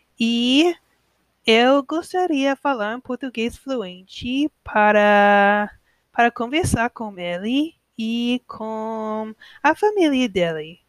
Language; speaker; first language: Portuguese; non-native, learner; English